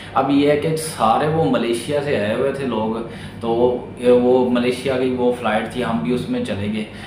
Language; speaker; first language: Urdu; non-native, local second language; Punjabi